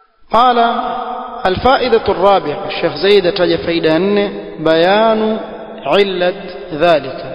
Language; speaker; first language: Arabic; non-native, fluent; Swahili